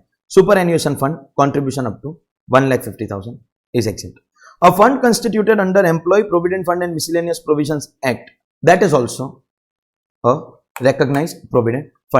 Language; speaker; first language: English; non-native, local second language; Hindi